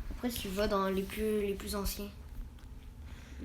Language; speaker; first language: French; native; French